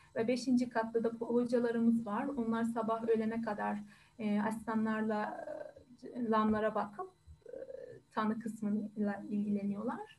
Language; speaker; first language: Turkish; non-native, fluent; Persian